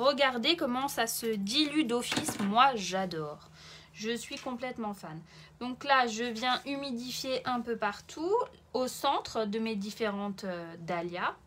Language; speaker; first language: French; native; French